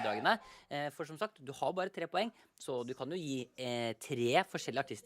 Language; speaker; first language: Norwegian; native; Norwegian